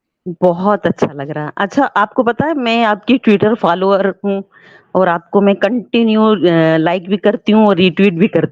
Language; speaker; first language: Hindi; native; Hindi